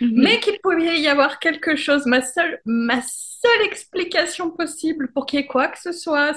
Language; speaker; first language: French; native; French